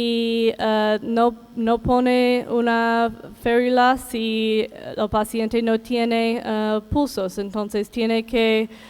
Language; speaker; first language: Spanish; non-native, fluent; English